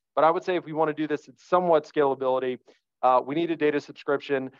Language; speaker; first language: English; native; English